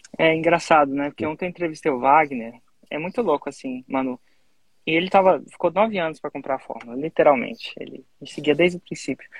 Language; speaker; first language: Portuguese; native; Portuguese